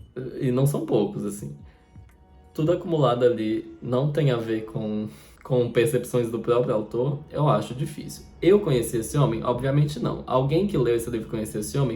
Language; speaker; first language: Portuguese; native; Portuguese